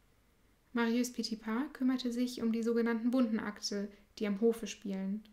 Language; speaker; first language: German; native; German